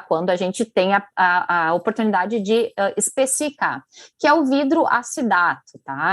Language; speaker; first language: Portuguese; native; Portuguese